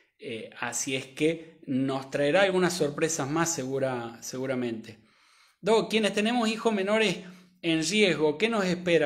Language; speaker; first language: Spanish; native; Spanish